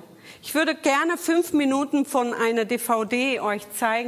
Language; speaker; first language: German; non-native, fluent; Portuguese